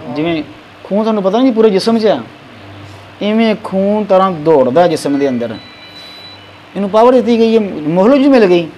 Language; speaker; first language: Urdu; non-native, local second language; Punjabi